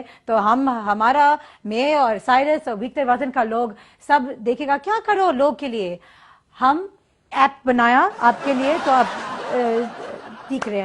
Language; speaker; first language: Hindi; non-native, learner; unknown